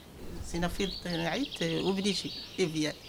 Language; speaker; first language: French; non-native, learner; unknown